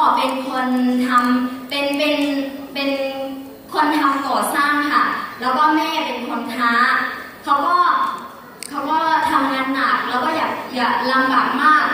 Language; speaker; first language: Thai; non-native, fluent; Burmese